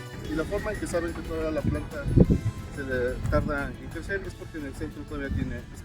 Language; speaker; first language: Spanish; native; Spanish